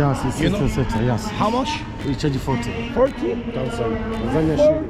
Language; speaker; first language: English; non-native, learner; Korean